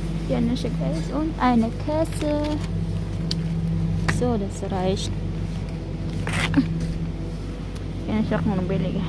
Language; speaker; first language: German; non-native, learner; Filipino